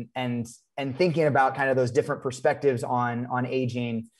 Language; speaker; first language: English; native; English